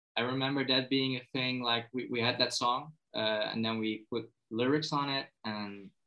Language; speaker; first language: English; non-native, fluent; Dutch